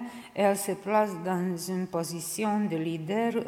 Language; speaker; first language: French; non-native, learner; Serbian